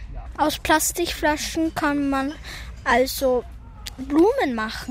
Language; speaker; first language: German; early bilingual, other home language; English